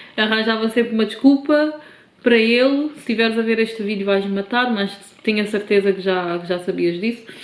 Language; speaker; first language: Portuguese; non-native, local second language; Kabuverdianu